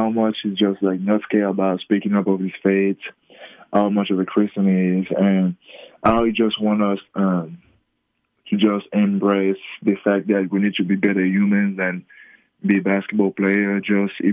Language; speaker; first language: English; non-native, local second language; French